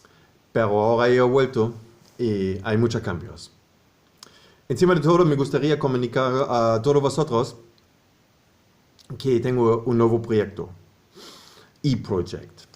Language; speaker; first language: Spanish; non-native, fluent; German